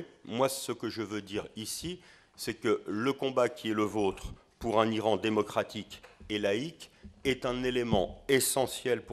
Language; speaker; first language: French; native; French